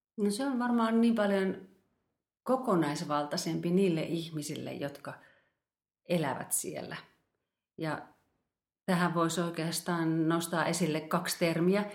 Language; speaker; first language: Finnish; native; Finnish